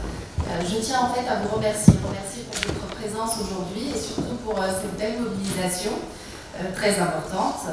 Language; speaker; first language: French; native; French